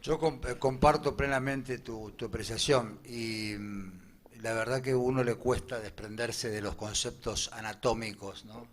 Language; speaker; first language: Spanish; native; Spanish